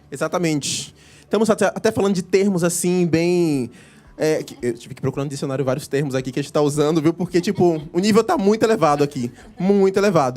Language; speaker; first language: Portuguese; native; Portuguese